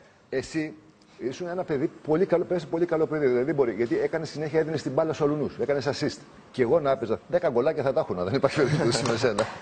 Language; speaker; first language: Greek; native; Greek